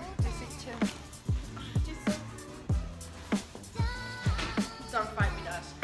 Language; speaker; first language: English; non-native, learner; Thai